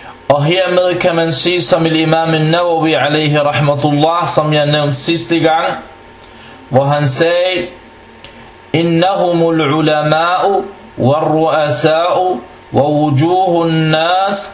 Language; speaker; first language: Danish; non-native, fluent; Arabic